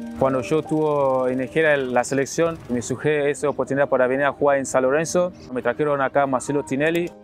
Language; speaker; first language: Spanish; non-native, fluent; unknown